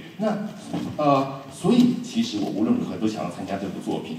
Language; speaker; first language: Chinese; native; Chinese